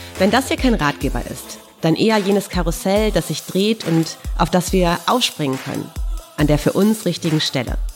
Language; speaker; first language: German; native; German